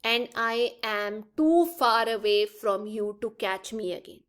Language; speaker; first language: English; non-native, local second language; Punjabi